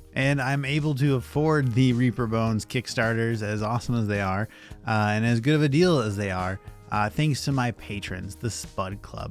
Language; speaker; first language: English; native; English